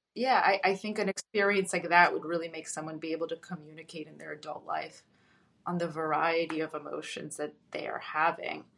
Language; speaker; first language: English; early bilingual, other home language; Russian